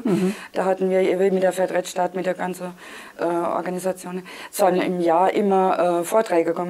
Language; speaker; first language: German; native; German